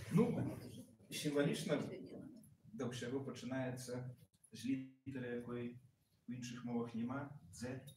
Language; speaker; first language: Belarusian; native; Belarusian